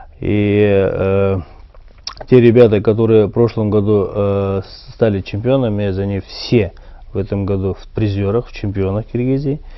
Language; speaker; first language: Russian; non-native, local second language; Kyrgyz